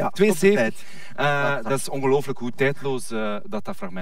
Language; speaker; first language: Dutch; native; Dutch